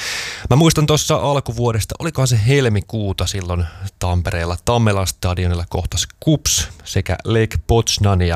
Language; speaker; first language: Finnish; native; Finnish